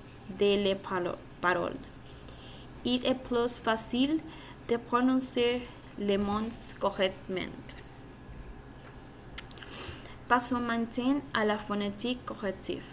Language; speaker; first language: French; non-native, learner; Spanish